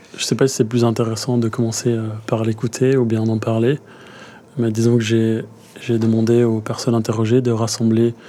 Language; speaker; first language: French; native; French